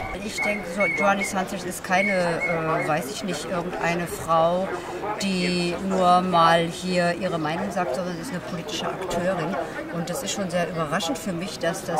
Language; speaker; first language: German; native; German